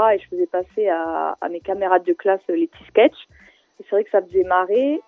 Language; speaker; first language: French; native; French